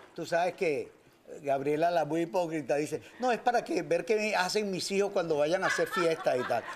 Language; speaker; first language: Spanish; native; Spanish